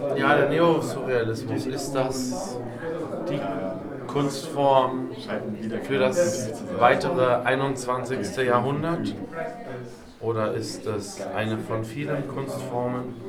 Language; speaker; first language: German; native; German